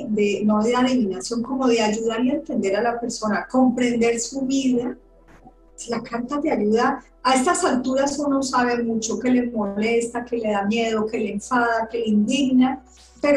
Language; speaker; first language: Spanish; native; Spanish